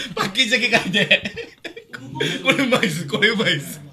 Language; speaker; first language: Japanese; native; Japanese